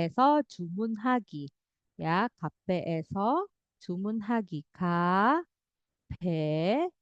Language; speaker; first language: Korean; non-native, fluent; Indonesian